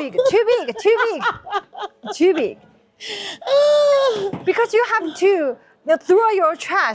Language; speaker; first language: English; non-native, learner; Chinese